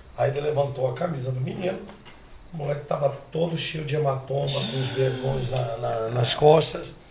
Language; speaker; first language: Portuguese; native; Portuguese